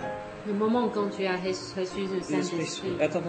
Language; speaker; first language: Chinese; native; Chinese